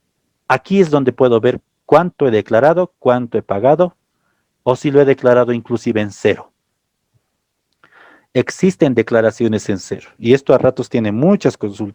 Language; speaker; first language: Spanish; native; Spanish